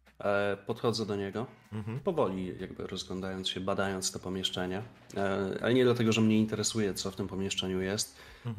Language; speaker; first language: Polish; native; Polish